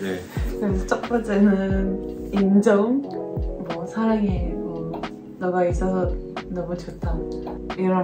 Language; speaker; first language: Korean; non-native, learner; Dutch